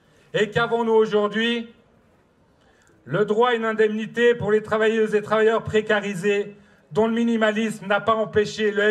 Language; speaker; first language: French; native; French